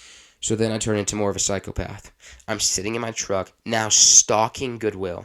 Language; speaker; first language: English; native; English